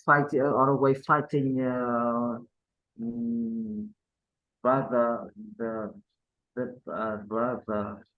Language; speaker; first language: English; non-native, learner; Vietnamese